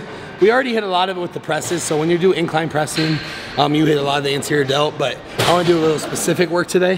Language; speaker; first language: English; native; English